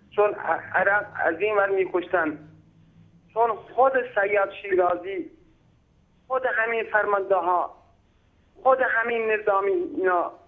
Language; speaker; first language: Persian; non-native, local second language; Turkmen